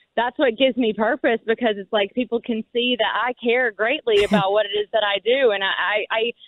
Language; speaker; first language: English; native; English